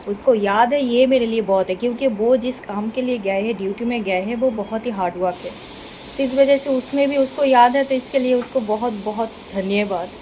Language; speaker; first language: Hindi; non-native, local second language; Bangla